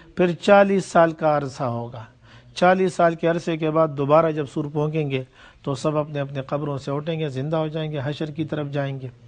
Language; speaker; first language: Urdu; non-native, local second language; Pashto